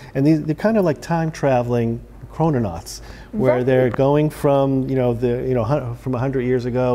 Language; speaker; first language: English; native; English